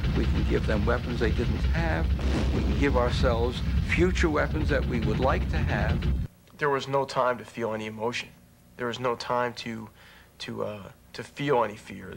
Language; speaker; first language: English; native; English